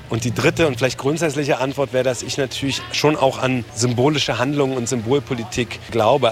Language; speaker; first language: German; native; German